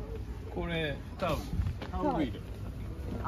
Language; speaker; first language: Japanese; native; Japanese